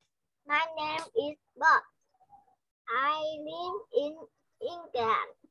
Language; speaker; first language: English; non-native, learner; Vietnamese